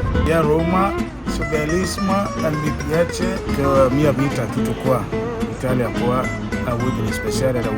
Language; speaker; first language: Italian; non-native, learner; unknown